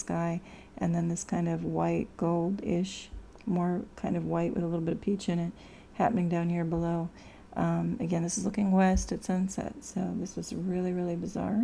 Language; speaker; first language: English; native; English